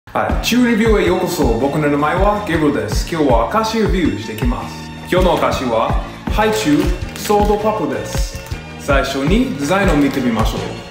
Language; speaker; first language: Japanese; non-native, learner; English